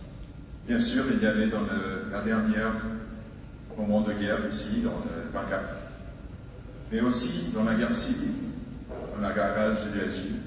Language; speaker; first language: French; non-native, fluent; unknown